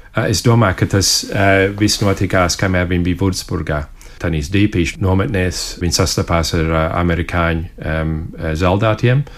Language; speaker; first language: Latvian; early bilingual, heritage; Latvian